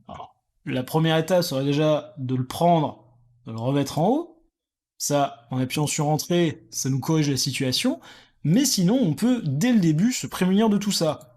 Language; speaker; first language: French; native; French